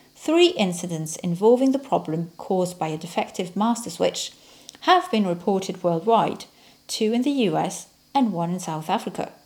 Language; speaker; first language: English; non-native, fluent; French